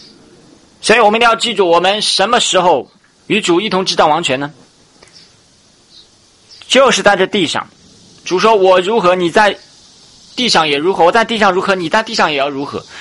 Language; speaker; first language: Chinese; native; Chinese